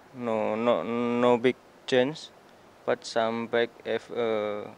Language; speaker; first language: English; non-native, learner; Indonesian